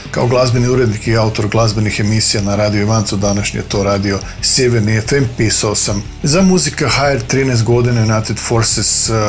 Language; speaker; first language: Croatian; native; Croatian